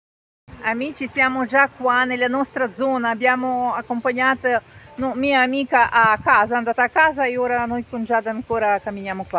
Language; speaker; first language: Italian; non-native, learner; Russian